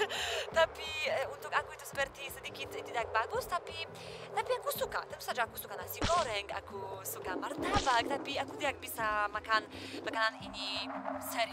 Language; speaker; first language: Indonesian; non-native, learner; Polish